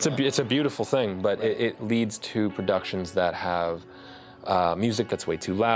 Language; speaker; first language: English; native; English